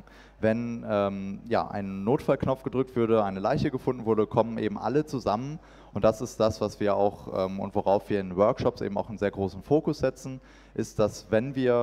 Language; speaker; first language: German; native; German